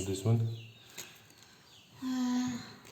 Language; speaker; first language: English; non-native, learner; Polish